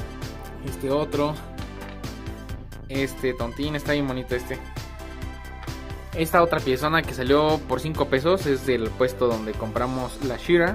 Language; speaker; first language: Spanish; native; Spanish